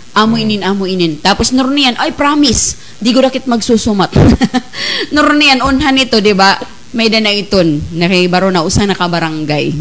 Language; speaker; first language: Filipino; non-native, local second language; Waray